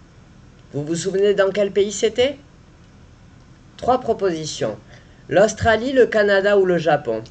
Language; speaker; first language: French; native; French